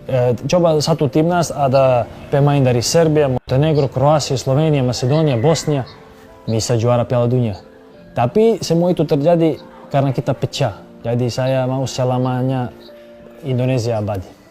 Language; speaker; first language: Indonesian; non-native, fluent; Serbian